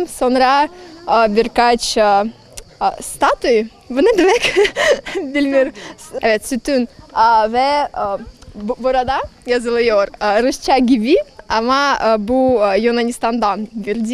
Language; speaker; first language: Turkish; non-native, learner; Russian